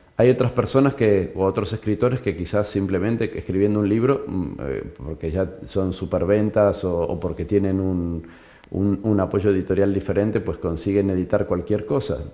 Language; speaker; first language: Spanish; native; Spanish